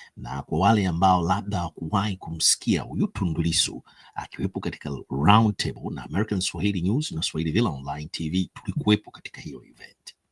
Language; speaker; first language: Swahili; native; Swahili